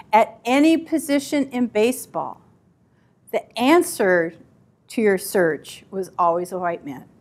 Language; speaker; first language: English; native; English